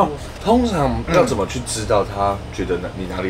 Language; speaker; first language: Chinese; native; Chinese